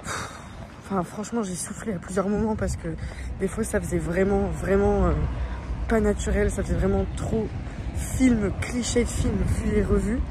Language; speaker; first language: French; native; French